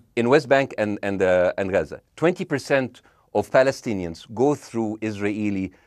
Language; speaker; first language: English; non-native, fluent; Arabic